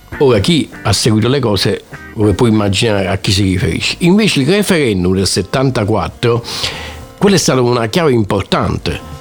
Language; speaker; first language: Italian; native; Italian